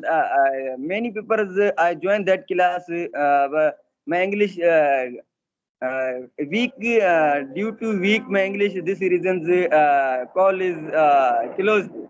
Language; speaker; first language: English; non-native, learner; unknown